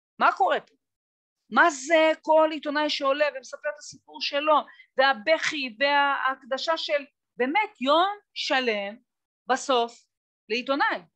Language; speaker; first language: Hebrew; native; Hebrew